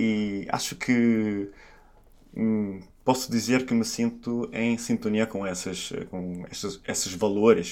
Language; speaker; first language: Portuguese; non-native, fluent; Italian